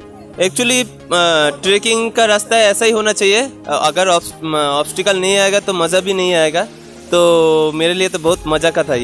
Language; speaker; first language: Hindi; non-native, local second language; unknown